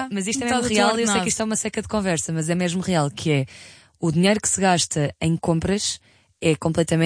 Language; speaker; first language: Portuguese; native; Portuguese